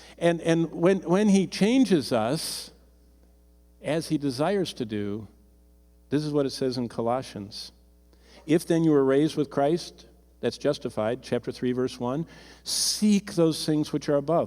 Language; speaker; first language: English; native; English